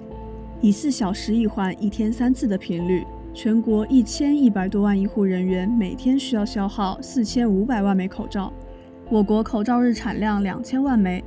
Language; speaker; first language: Chinese; native; Chinese